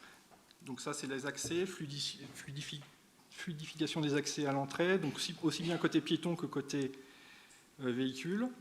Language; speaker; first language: French; native; French